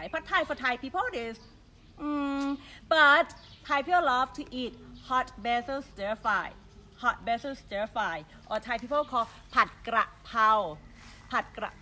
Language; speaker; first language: English; non-native, learner; Thai